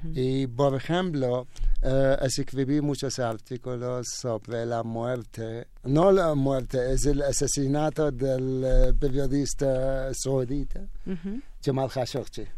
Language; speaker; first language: Spanish; non-native, learner; Arabic